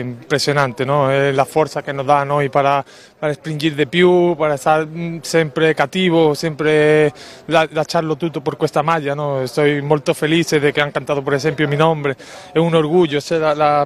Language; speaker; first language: Italian; non-native, learner; Spanish